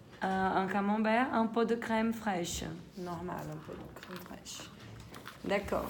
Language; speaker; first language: French; non-native, fluent; Portuguese